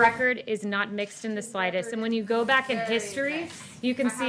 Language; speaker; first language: English; native; English